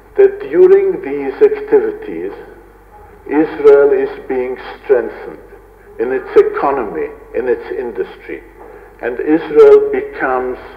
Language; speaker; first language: English; non-native, fluent; Hebrew